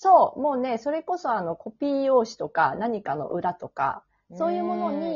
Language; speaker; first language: Japanese; native; Japanese